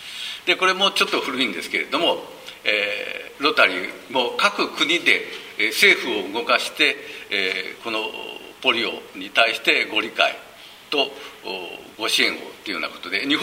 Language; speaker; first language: Japanese; native; Japanese